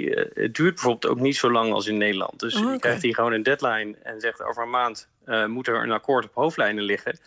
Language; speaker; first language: Dutch; native; Dutch